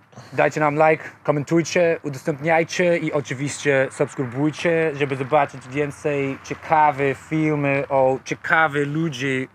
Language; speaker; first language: Polish; non-native, learner; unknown